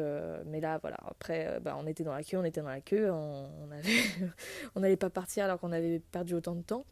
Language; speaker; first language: French; native; French